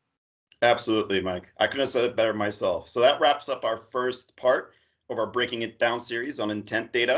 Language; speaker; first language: English; native; English